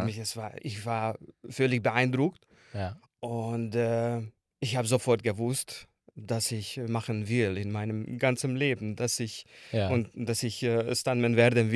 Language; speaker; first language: German; non-native, learner; Hungarian